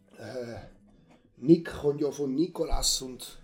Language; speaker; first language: German; native; German